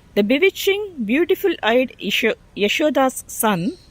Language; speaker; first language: English; non-native, local second language; Tamil